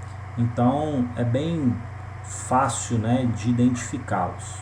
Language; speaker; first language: Portuguese; native; Portuguese